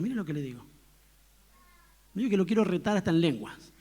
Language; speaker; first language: Spanish; native; Spanish